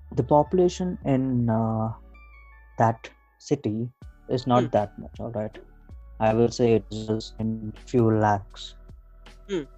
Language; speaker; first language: English; non-native, local second language; Hindi